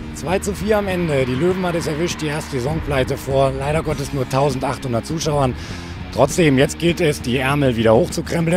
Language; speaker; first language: German; native; German